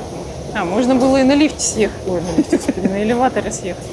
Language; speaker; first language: Russian; native; Russian